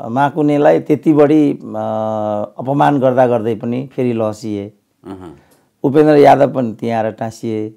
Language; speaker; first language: Nepali; native; Nepali